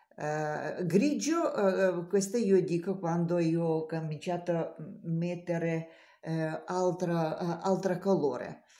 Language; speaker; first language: Italian; non-native, learner; Russian